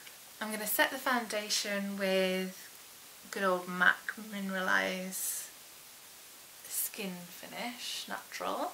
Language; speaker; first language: English; native; English